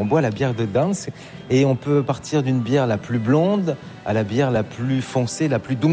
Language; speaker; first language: French; native; French